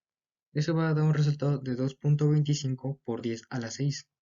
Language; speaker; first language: Spanish; native; Spanish